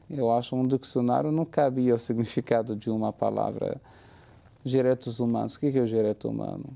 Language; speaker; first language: Portuguese; non-native, fluent; Arabic